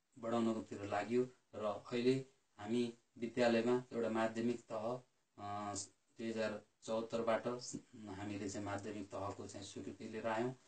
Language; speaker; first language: Nepali; native; Nepali